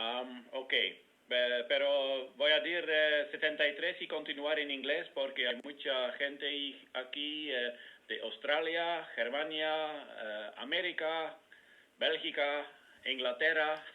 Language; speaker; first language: Spanish; non-native, learner; Dutch